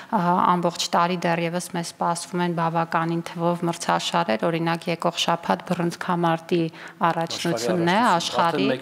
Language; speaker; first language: Armenian; native; Armenian